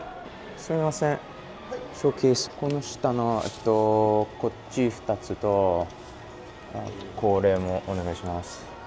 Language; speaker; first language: Japanese; non-native, learner; English